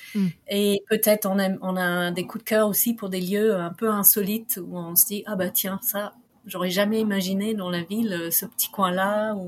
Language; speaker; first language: French; non-native, fluent; English